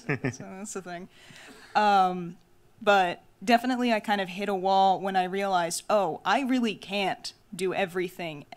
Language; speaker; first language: English; native; English